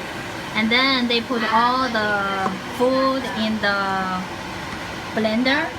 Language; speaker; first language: English; non-native, learner; Chinese